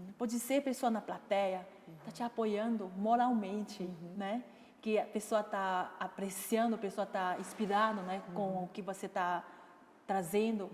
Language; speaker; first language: Portuguese; non-native, fluent; Chinese